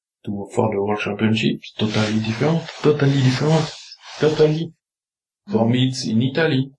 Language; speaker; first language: English; non-native, learner; French